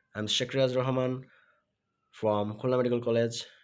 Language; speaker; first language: English; non-native, local second language; Bangla